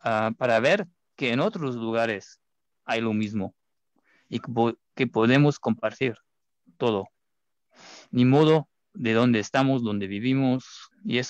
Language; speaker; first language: Spanish; non-native, fluent; German